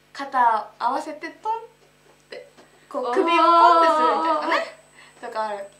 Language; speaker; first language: Japanese; native; Japanese